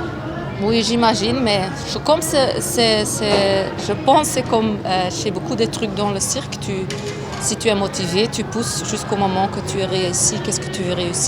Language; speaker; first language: French; non-native, fluent; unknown